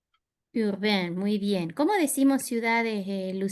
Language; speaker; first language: Spanish; native; Spanish